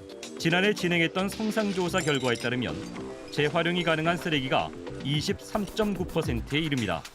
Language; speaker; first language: Korean; native; Korean